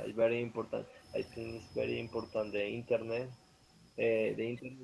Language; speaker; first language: English; non-native, learner; Spanish